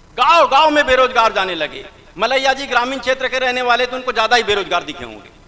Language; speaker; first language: Hindi; native; Hindi